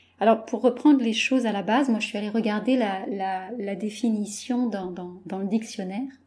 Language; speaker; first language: French; native; French